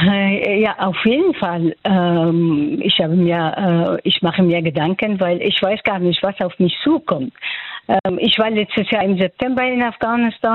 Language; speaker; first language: German; non-native, fluent; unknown